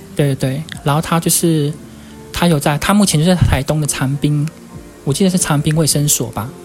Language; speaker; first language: Chinese; native; Chinese